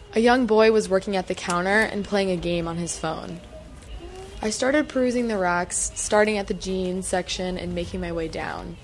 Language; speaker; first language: English; native; English